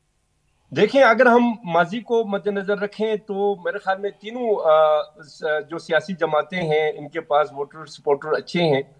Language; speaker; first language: Hindi; non-native, local second language; Balti